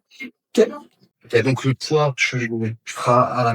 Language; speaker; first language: French; native; French